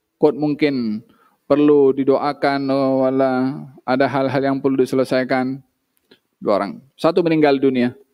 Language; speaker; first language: Malay; native; Malay